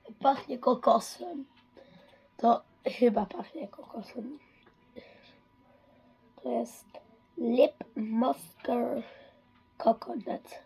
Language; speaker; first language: Polish; early bilingual, heritage; Dutch